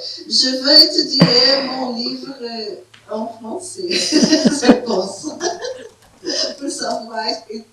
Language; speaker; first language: French; non-native, fluent; Portuguese